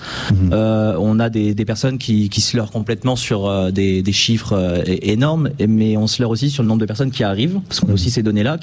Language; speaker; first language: French; native; French